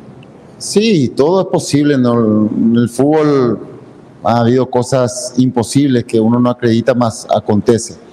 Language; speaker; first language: Portuguese; non-native, fluent; Spanish